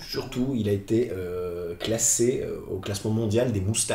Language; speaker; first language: French; native; French